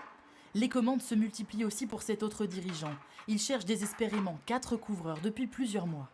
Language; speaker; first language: French; native; French